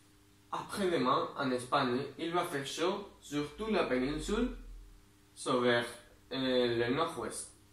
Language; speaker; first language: French; non-native, learner; Spanish